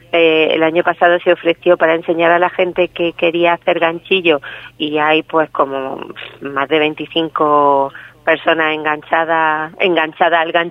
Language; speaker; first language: Spanish; native; Spanish